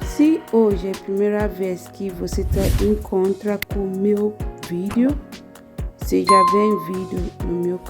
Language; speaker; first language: Portuguese; non-native, learner; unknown